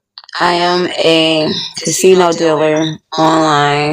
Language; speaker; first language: English; native; English